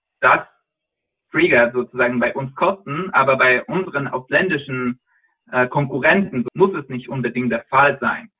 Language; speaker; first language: German; non-native, fluent; Polish